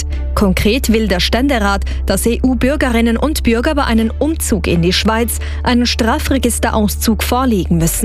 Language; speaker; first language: German; native; German